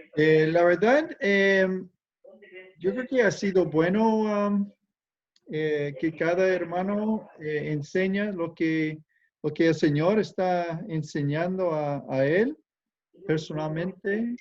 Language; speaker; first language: Spanish; non-native, fluent; English